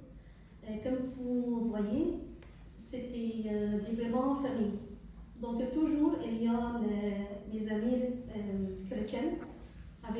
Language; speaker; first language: French; non-native, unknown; Arabic